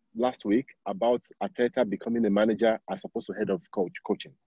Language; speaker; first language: English; non-native, local second language; Yoruba